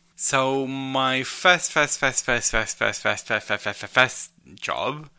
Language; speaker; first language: English; non-native, fluent; Spanish